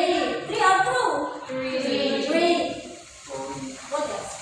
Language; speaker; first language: English; non-native, learner; Indonesian